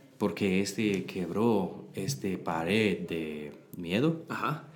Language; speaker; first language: Spanish; non-native, learner; English